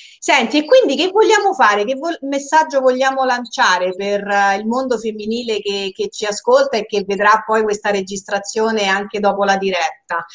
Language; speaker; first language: Italian; native; Italian